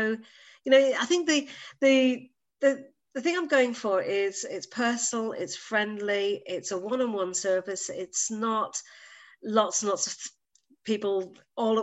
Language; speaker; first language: English; native; English